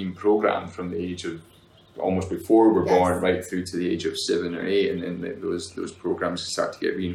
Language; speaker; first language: English; native; English